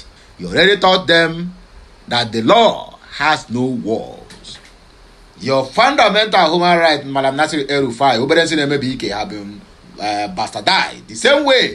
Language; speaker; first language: English; non-native, local second language; Igbo